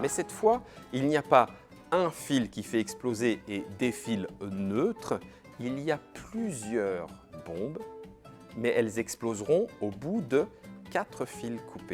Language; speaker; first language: French; native; French